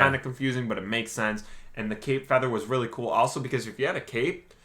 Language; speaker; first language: English; native; English